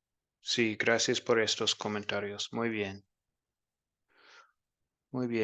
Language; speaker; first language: Spanish; non-native, fluent; English